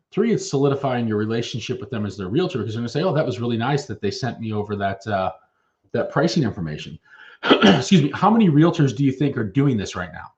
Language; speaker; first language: English; native; English